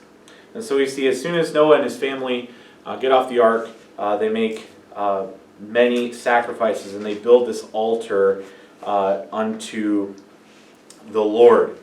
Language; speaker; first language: English; native; English